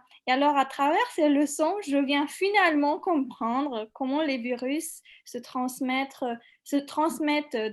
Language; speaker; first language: French; non-native, fluent; Macedonian